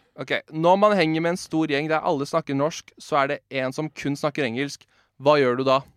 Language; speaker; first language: Norwegian; early bilingual, other home language; Persian